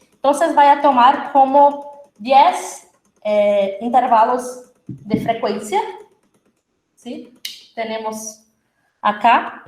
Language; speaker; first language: Spanish; non-native, fluent; Portuguese